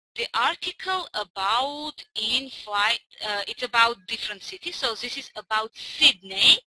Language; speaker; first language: English; non-native, fluent; Armenian